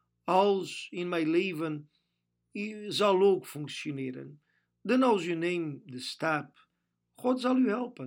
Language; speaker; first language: Dutch; non-native, fluent; Portuguese